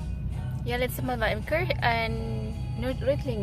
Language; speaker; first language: German; non-native, learner; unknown